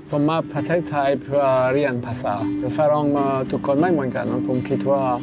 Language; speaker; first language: Thai; non-native, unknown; French